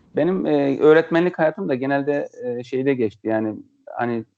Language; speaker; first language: Turkish; native; Turkish